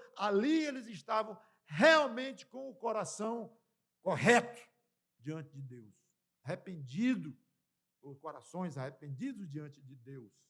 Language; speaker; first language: Portuguese; native; Portuguese